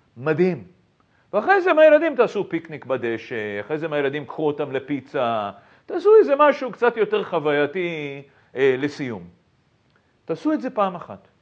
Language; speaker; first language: Hebrew; native; Hebrew